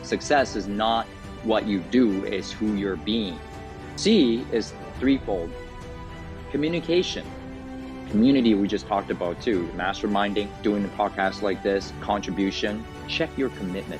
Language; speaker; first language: English; early bilingual, other home language; Chinese